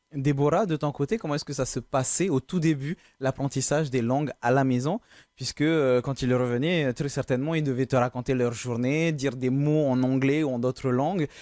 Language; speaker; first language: French; native; French